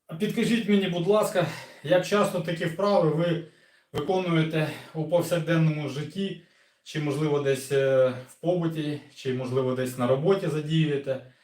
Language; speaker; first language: Ukrainian; non-native, local second language; Russian